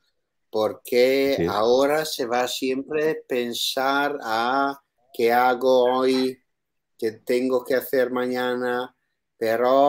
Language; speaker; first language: Spanish; non-native, learner; Italian